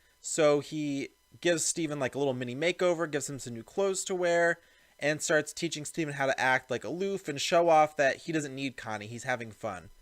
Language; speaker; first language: English; native; English